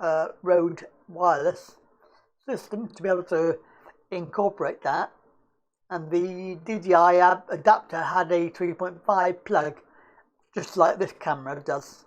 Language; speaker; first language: English; native; English